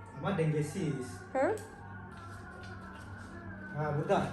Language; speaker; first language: Turkish; non-native, learner; Indonesian